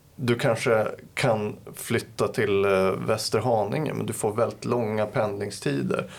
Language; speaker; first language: Swedish; native; Swedish